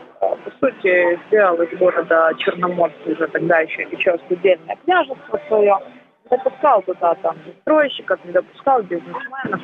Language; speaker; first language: Russian; native; Russian